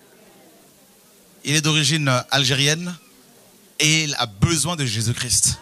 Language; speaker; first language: French; non-native, local second language; Lingala